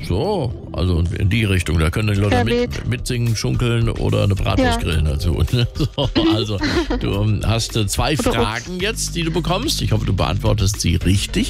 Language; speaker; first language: German; native; German